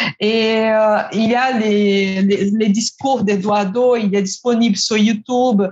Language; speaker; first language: French; non-native, fluent; Portuguese